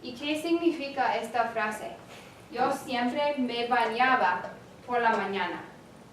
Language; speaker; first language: Spanish; non-native, fluent; English